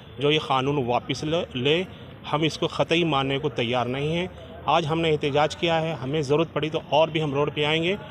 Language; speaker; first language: Urdu; native; Urdu